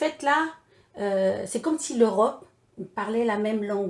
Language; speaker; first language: French; non-native, fluent; Spanish